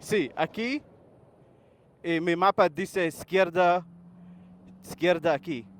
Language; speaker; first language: Spanish; non-native, learner; English